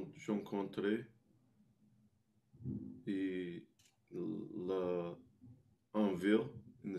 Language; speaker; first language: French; non-native, learner; English